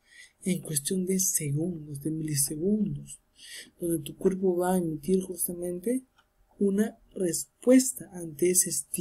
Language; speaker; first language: Spanish; native; Spanish